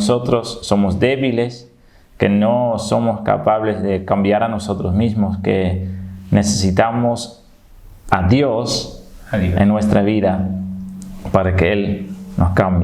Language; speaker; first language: Spanish; non-native, fluent; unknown